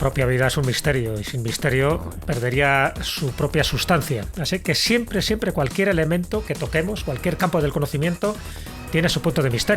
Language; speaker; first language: Spanish; native; Spanish